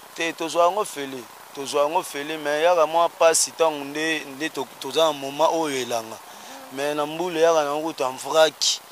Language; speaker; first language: Lingala; native; Lingala